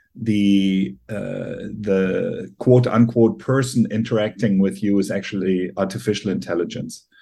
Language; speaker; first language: English; non-native, fluent; German